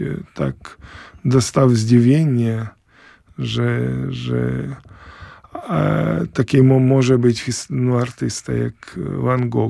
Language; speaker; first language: Polish; non-native, learner; Ukrainian